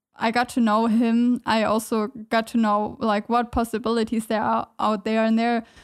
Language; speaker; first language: English; non-native, fluent; German